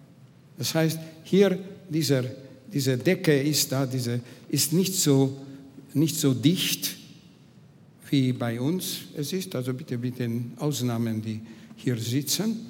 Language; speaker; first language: German; non-native, fluent; Hungarian